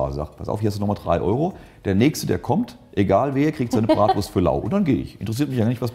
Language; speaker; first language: German; native; German